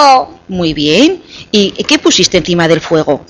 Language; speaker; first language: Spanish; native; Spanish